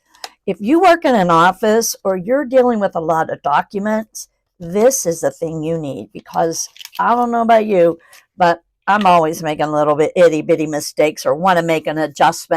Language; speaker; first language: English; native; English